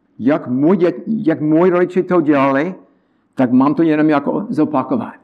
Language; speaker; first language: Czech; non-native, learner; English